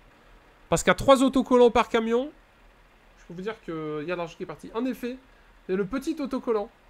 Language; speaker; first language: French; native; French